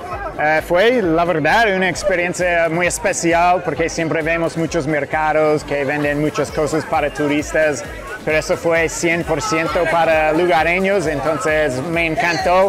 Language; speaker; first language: Spanish; non-native, fluent; English